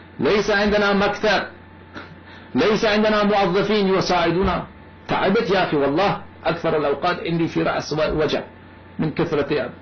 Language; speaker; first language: Arabic; non-native, fluent; Persian